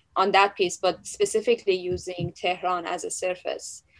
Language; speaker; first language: English; non-native, fluent; Persian